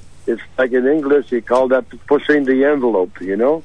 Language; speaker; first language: English; non-native, fluent; French